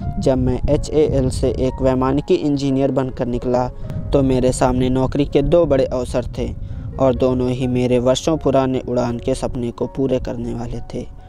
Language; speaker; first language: Hindi; native; Hindi